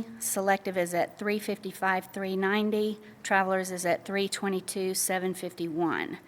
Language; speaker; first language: English; native; English